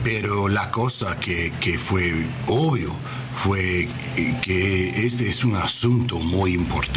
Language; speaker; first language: Spanish; non-native, learner; English